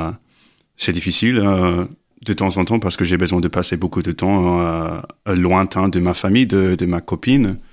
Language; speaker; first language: French; non-native, learner; English